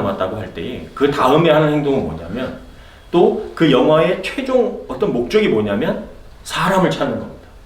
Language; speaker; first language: Korean; native; Korean